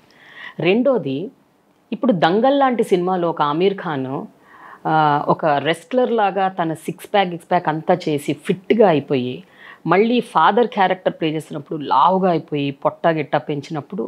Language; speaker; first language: Telugu; native; Telugu